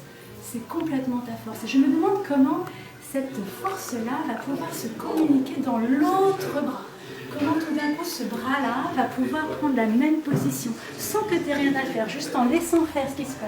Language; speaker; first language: French; native; French